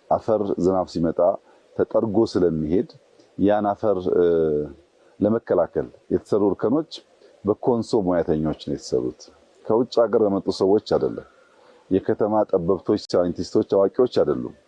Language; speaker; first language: Amharic; non-native, local second language; Oromo